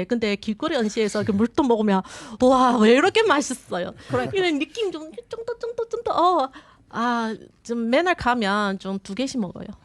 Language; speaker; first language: Korean; non-native, learner; Chinese